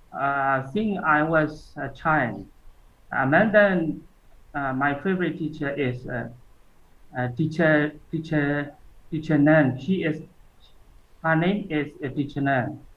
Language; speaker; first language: English; non-native, learner; Burmese